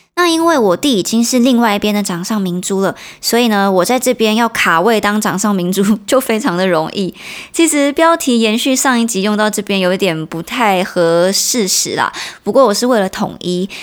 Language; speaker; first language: Chinese; native; Chinese